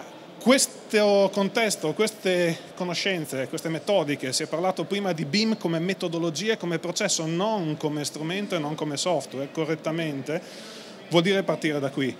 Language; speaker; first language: Italian; native; Italian